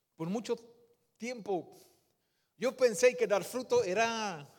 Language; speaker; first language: Spanish; non-native, fluent; Dutch